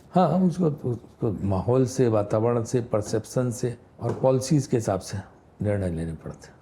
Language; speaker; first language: Hindi; native; Hindi